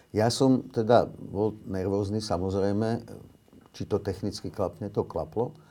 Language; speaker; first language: Slovak; native; Slovak